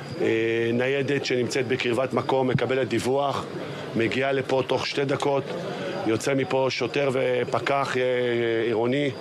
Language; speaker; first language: Hebrew; native; Hebrew